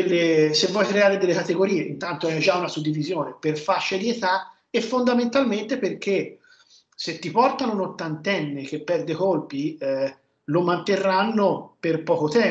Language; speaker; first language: Italian; native; Italian